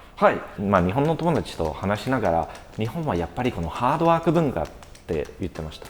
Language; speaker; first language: Japanese; non-native, fluent; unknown